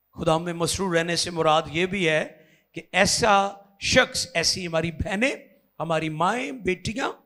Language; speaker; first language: Urdu; non-native, local second language; Punjabi